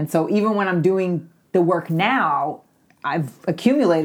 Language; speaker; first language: English; native; English